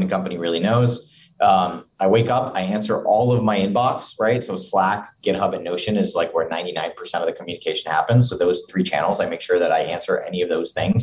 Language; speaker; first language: English; native; English